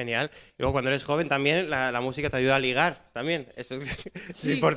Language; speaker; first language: Spanish; native; Spanish